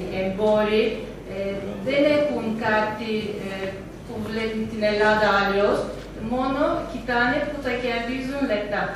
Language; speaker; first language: Greek; non-native, learner; Turkish